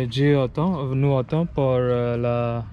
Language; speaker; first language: French; non-native, learner; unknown